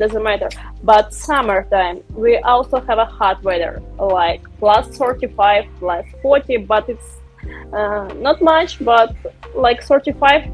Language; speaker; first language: English; non-native, learner; Russian